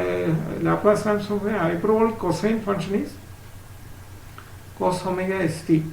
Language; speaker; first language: English; non-native, local second language; Malayalam